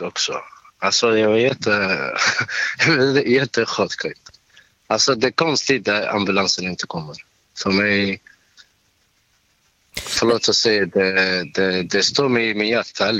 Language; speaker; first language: Swedish; non-native, learner; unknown